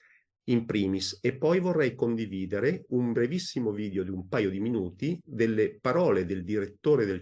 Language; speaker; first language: Italian; native; Italian